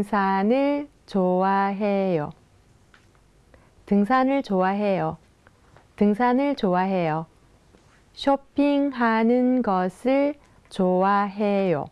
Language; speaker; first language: Korean; non-native, fluent; Thai